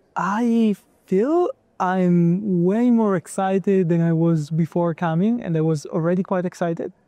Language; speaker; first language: English; non-native, fluent; Italian